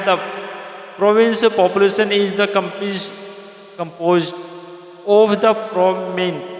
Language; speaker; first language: English; non-native, local second language; Hindi